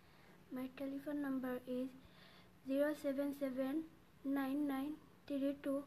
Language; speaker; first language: English; non-native, learner; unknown